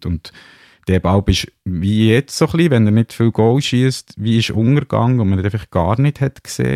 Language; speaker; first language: German; native; German